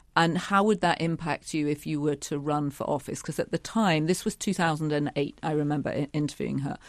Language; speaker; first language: English; native; English